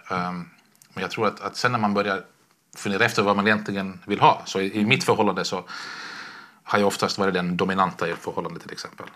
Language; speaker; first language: Swedish; native; Swedish